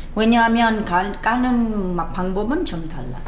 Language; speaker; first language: Korean; non-native, fluent; Italian